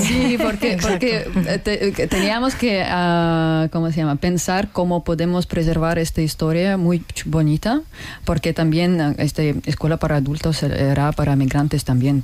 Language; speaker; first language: Spanish; non-native, learner; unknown